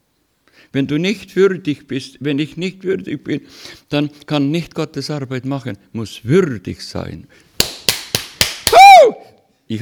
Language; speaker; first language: German; non-native, learner; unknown